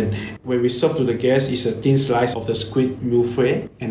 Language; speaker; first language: English; non-native, local second language; Chinese